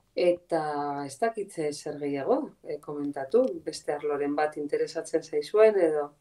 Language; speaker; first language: Basque; non-native, local second language; Spanish